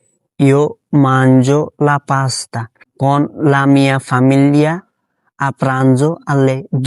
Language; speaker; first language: Italian; non-native, fluent; Bangla